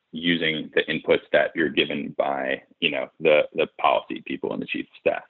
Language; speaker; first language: English; native; English